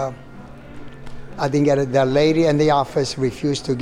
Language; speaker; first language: English; non-native, fluent; Italian